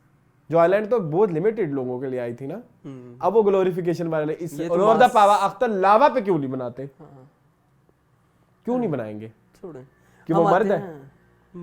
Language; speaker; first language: Hindi; non-native, local second language; Punjabi